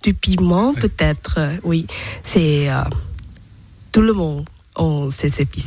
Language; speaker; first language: French; non-native, learner; Thai